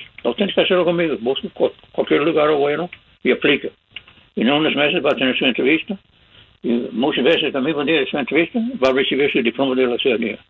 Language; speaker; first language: Spanish; non-native, fluent; English